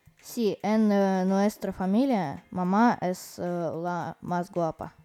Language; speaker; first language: Spanish; non-native, learner; Russian